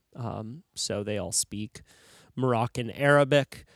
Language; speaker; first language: English; native; English